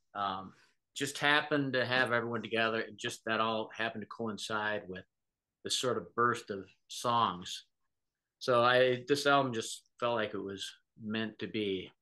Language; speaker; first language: English; native; English